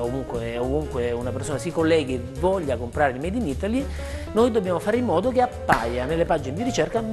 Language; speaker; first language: Italian; native; Italian